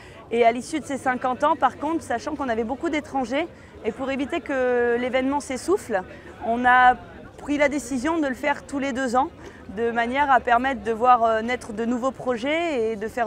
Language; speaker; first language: French; native; French